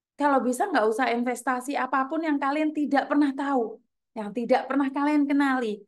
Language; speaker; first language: Indonesian; native; Indonesian